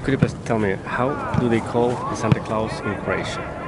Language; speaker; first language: English; non-native, fluent; Russian